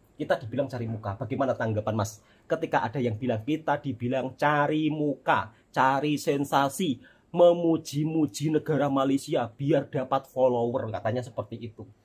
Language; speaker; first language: Indonesian; native; Indonesian